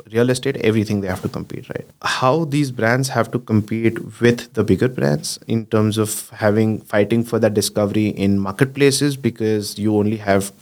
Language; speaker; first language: English; non-native, local second language; Gujarati